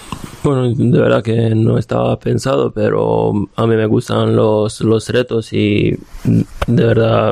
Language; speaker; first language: Spanish; non-native, fluent; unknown